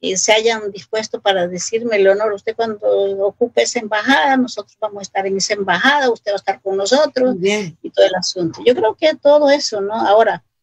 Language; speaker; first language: Spanish; non-native, local second language; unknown